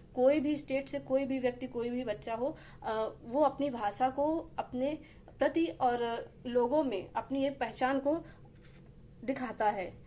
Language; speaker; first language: Hindi; native; Hindi